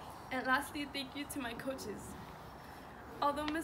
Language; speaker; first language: English; early bilingual, other home language; Spanish